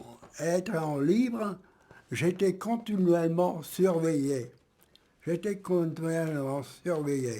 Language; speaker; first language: French; early bilingual, other home language; German